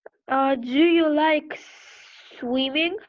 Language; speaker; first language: English; non-native, learner; Russian